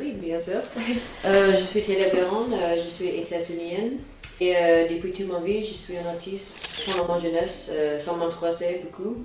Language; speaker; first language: French; non-native, fluent; English